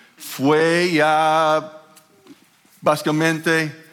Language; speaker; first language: Spanish; non-native, fluent; English